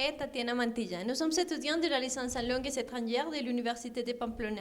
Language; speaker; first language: French; non-native, learner; Spanish